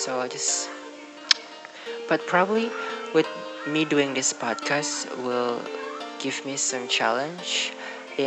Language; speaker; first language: English; non-native, learner; Indonesian